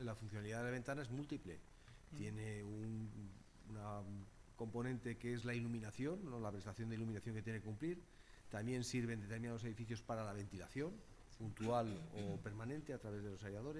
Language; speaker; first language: Spanish; native; Spanish